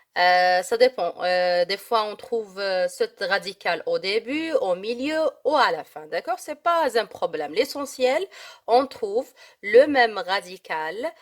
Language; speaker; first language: French; non-native, local second language; Arabic